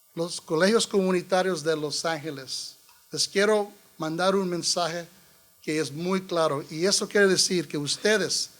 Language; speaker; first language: Spanish; early bilingual, heritage; Spanish